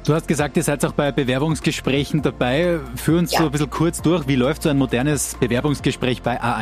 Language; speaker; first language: German; native; German